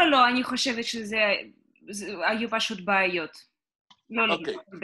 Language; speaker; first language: Hebrew; non-native, fluent; Russian